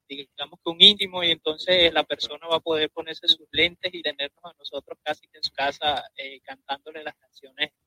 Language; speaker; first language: Spanish; native; Spanish